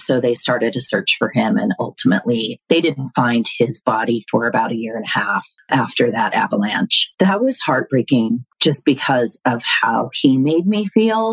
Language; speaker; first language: English; native; English